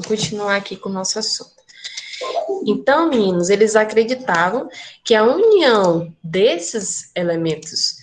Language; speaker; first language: Portuguese; native; Portuguese